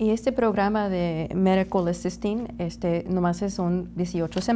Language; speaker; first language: Spanish; non-native, learner; English